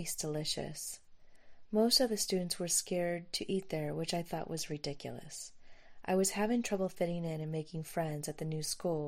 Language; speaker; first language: English; native; English